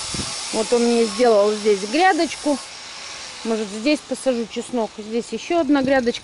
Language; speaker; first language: Russian; native; Russian